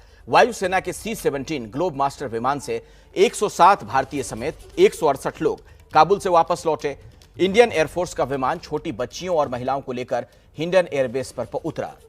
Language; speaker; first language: Hindi; native; Hindi